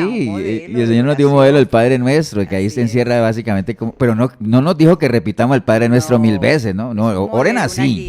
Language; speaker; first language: Spanish; native; Spanish